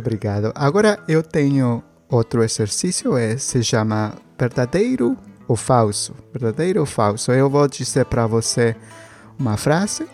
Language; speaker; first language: Portuguese; non-native, learner; Spanish